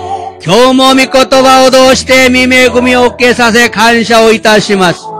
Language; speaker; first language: Japanese; non-native, fluent; Korean